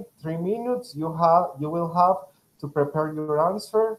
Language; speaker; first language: English; non-native, fluent; Spanish